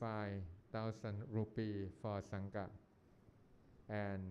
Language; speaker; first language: English; non-native, learner; Thai